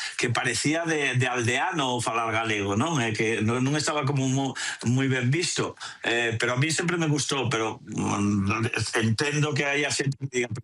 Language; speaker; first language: Galician; non-native, local second language; Spanish